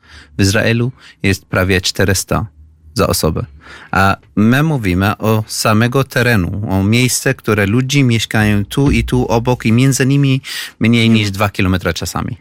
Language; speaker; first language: Polish; non-native, fluent; Arabic